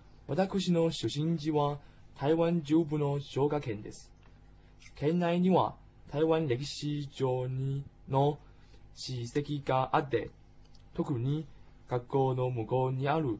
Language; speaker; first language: Japanese; non-native, learner; Chinese